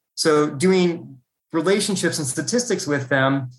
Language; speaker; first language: English; native; English